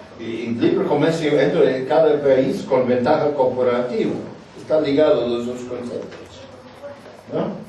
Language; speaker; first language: Spanish; non-native, fluent; English